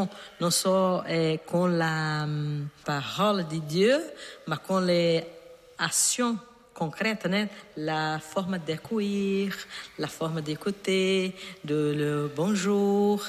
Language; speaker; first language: French; non-native, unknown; Portuguese